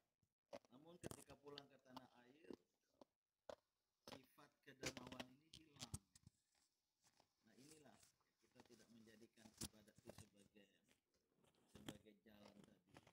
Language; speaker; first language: Indonesian; native; Indonesian